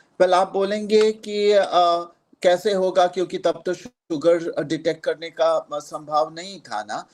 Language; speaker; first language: Hindi; non-native, local second language; Marathi